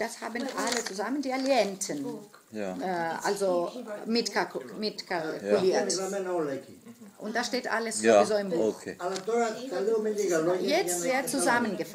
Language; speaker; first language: German; non-native, fluent; Greek